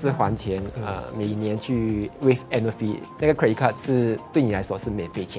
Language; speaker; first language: Chinese; native; Chinese